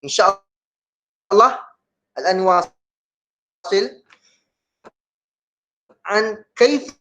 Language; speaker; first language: Arabic; non-native, fluent; Malay